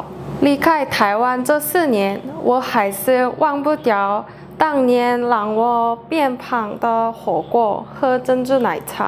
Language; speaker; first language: Chinese; non-native, fluent; Korean